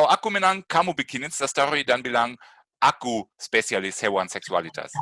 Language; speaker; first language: Indonesian; non-native, fluent; German